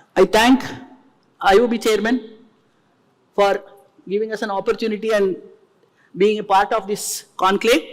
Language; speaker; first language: English; non-native, local second language; Tamil